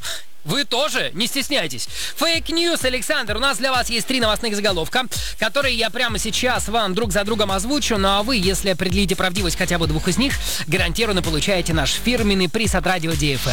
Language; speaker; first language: Russian; native; Russian